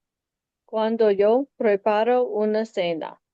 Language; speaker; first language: Spanish; non-native, learner; English